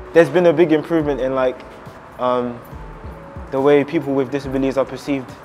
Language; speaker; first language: English; native; English